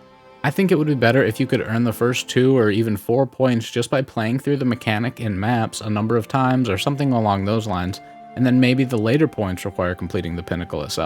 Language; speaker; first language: English; native; English